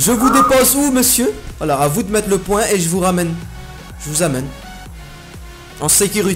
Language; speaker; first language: French; native; French